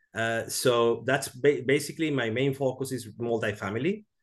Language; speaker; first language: English; non-native, fluent; Spanish